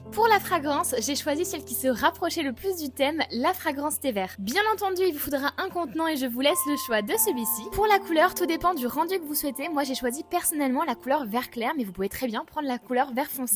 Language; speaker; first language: French; native; French